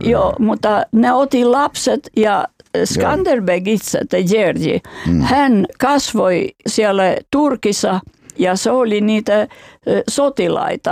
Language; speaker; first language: Finnish; non-native, fluent; Albanian